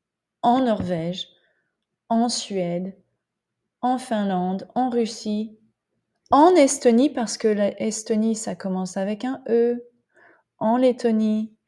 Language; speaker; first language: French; non-native, fluent; English